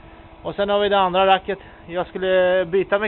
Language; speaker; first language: Swedish; native; Swedish